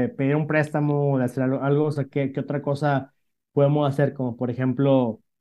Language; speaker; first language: Spanish; native; Spanish